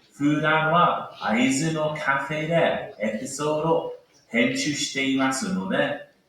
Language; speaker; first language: Japanese; non-native, fluent; English